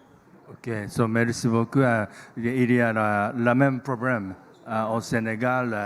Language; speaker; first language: French; non-native, learner; Japanese